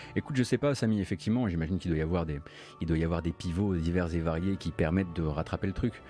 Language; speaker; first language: French; native; French